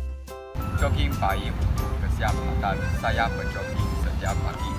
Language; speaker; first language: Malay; non-native, learner; Chinese